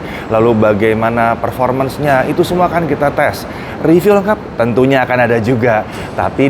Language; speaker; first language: Indonesian; native; Indonesian